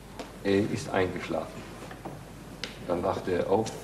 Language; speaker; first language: German; non-native, fluent; Swedish